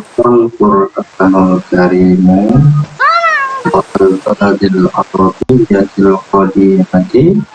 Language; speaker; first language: Arabic; non-native, learner; Indonesian